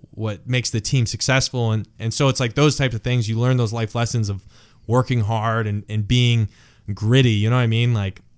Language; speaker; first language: English; native; English